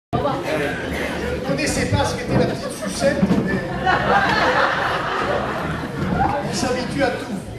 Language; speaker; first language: French; native; French